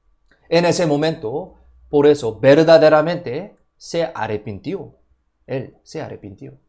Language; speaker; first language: Spanish; non-native, fluent; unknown